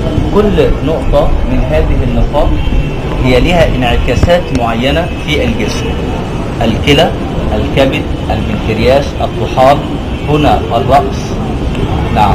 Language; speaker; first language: Arabic; native; Arabic